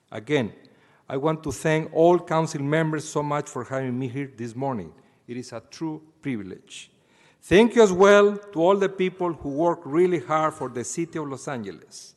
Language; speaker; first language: English; non-native, fluent; Spanish